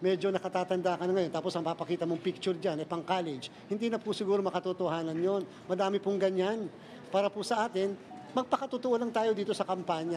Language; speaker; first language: Filipino; native; Filipino